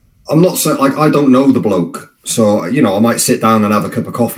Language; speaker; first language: English; native; English